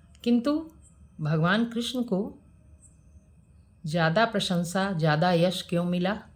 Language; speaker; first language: Hindi; native; Hindi